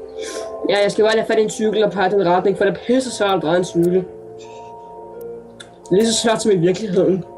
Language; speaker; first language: Danish; native; Danish